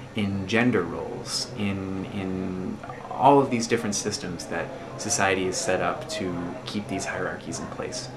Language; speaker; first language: English; native; English